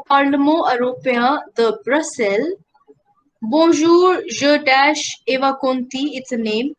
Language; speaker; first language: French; non-native, fluent; Hindi